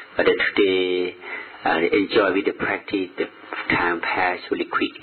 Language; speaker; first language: English; non-native, learner; Thai